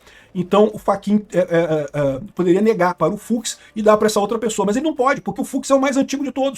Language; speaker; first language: Portuguese; native; Portuguese